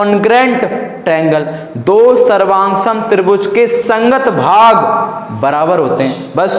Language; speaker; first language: Hindi; native; Hindi